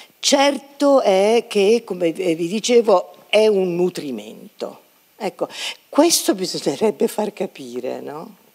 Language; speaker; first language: Italian; native; Italian